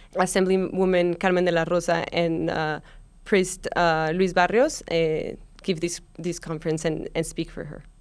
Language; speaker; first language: English; non-native, fluent; Spanish